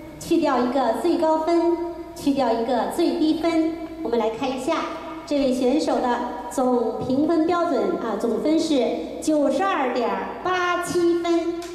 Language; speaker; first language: Chinese; native; Chinese